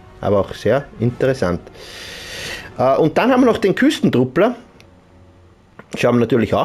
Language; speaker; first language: German; native; German